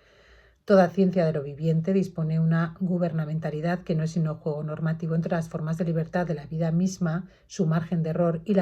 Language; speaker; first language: Spanish; native; Spanish